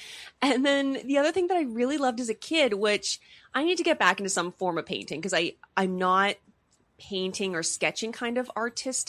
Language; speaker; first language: English; native; English